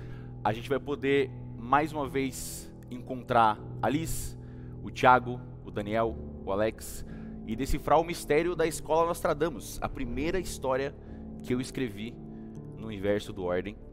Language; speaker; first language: Portuguese; native; Portuguese